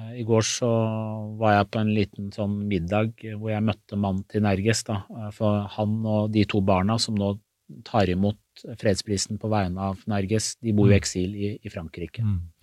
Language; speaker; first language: Norwegian; early bilingual, other home language; Persian